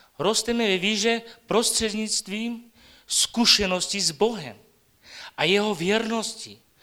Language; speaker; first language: Czech; non-native, local second language; Romany